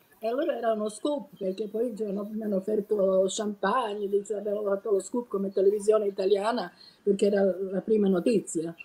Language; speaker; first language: Italian; non-native, fluent; Serbian